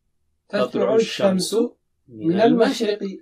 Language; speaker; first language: Arabic; non-native, learner; Urdu